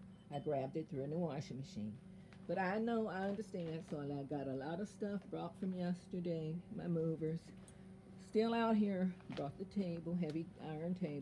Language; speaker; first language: English; native; English